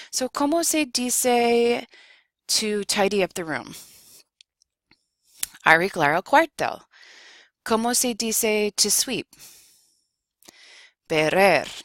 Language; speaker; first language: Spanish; non-native, fluent; English